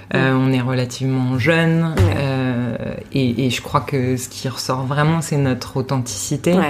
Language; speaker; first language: French; native; French